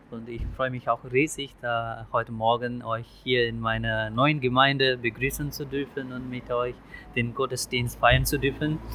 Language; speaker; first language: German; non-native, fluent; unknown